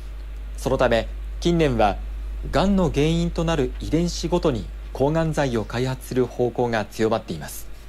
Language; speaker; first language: Japanese; native; Japanese